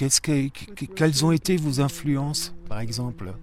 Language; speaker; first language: French; native; French